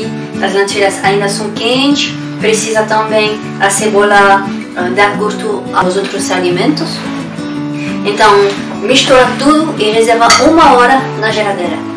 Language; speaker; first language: Portuguese; non-native, learner; French